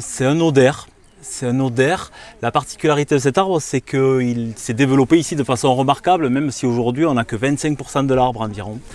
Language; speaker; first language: French; native; French